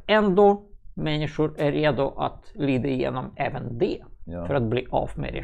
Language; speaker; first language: Swedish; non-native, fluent; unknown